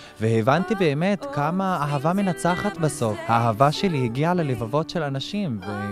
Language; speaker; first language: Hebrew; non-native, local second language; Arabic